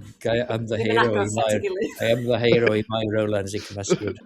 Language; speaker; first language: Welsh; non-native, learner; English